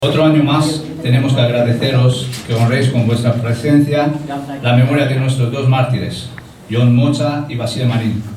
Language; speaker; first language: Spanish; non-native, fluent; Romanian